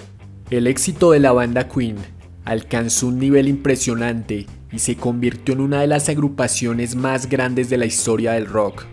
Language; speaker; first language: Spanish; native; Spanish